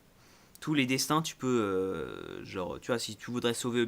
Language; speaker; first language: French; native; French